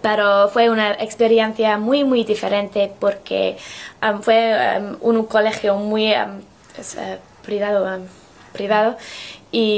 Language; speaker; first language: Spanish; non-native, learner; English